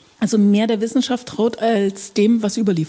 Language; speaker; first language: German; native; German